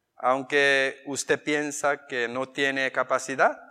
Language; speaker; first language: Spanish; non-native, fluent; Korean